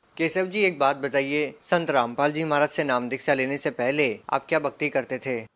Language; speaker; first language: Hindi; native; Hindi